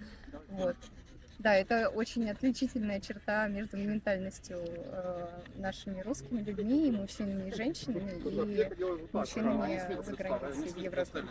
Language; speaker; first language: Russian; native; Russian